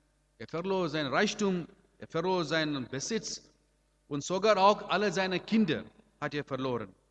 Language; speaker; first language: German; non-native, learner; Amharic